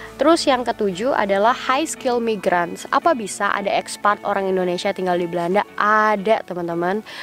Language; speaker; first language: Indonesian; native; Indonesian